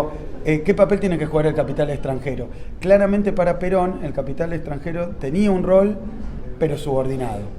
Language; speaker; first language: Spanish; native; Spanish